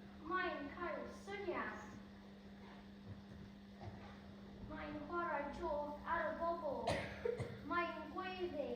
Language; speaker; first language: Welsh; non-native, local second language; English